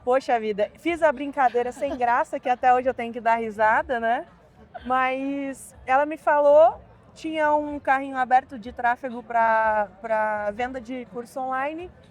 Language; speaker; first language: Portuguese; native; Portuguese